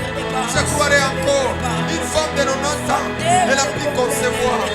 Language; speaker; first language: French; non-native, local second language; Lingala